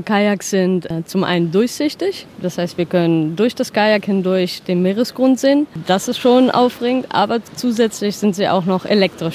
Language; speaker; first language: German; native; German